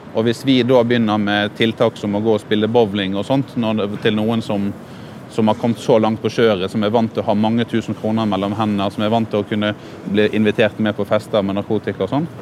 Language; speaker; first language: Norwegian; native; Norwegian